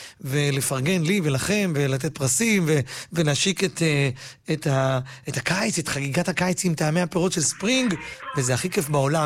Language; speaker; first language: Hebrew; native; Hebrew